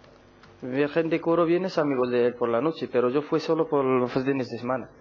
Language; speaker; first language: Spanish; non-native, learner; Arabic